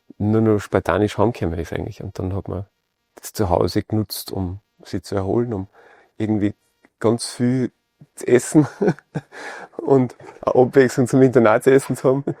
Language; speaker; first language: German; native; German